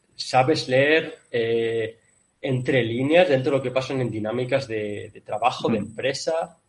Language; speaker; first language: Spanish; native; Spanish